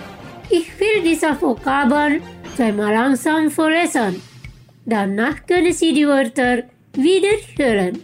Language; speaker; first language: German; non-native, fluent; Indonesian